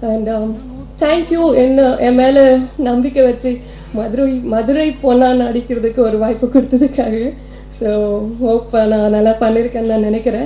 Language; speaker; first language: Tamil; non-native, local second language; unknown